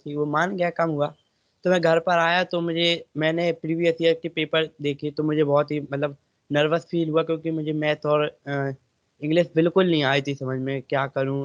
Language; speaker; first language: Hindi; native; Hindi